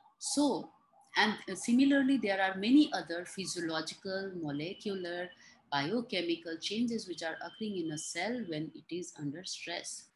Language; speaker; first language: English; non-native, local second language; Hindi